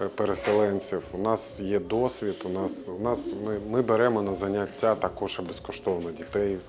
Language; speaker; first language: Ukrainian; non-native, fluent; Latvian